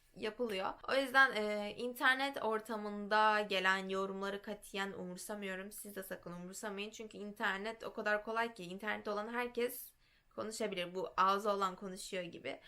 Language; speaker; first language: Turkish; early bilingual, heritage; Turkish